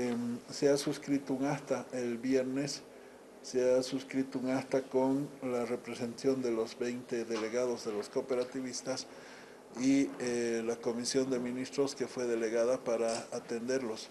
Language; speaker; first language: Spanish; native; Spanish